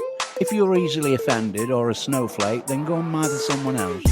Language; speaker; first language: English; native; English